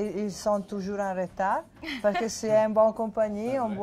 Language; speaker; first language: French; non-native, fluent; Italian